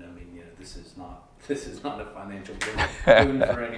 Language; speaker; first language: English; native; English